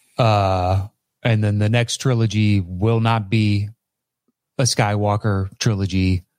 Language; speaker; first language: English; native; English